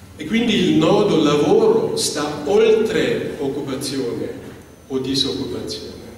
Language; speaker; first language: Italian; non-native, fluent; German